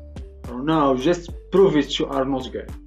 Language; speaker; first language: English; non-native, learner; Arabic